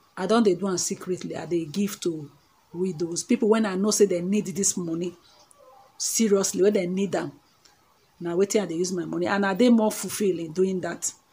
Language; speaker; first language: Nigerian Pidgin; non-native, local second language; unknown